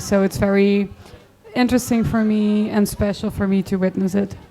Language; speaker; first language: English; non-native, fluent; Dutch